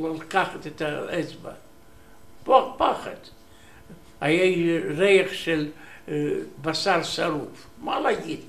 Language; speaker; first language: Hebrew; non-native, learner; Romanian